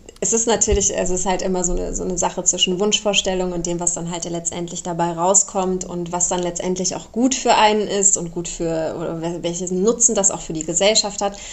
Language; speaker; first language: German; early bilingual, other home language; Romanian